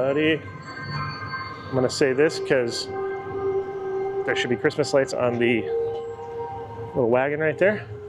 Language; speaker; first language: English; native; English